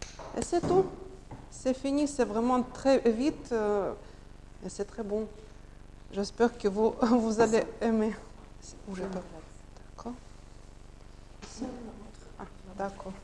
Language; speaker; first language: French; non-native, learner; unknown